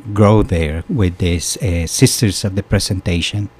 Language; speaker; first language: English; non-native, fluent; Spanish